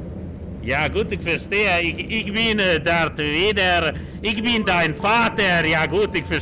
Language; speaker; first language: German; non-native, learner; Hungarian